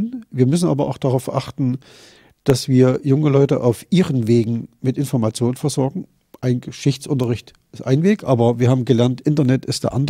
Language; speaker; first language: German; native; German